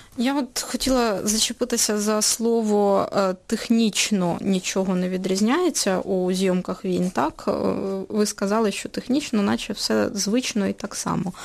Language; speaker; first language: Ukrainian; native; Ukrainian